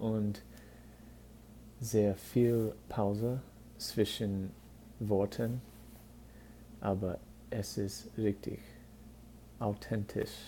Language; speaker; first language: German; non-native, learner; English